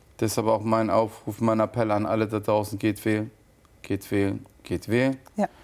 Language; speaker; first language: German; early bilingual, other home language; Turkish